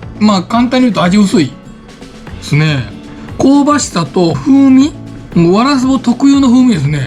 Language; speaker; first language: Japanese; native; Japanese